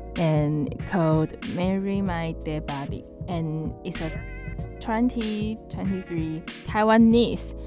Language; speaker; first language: English; non-native, learner; Chinese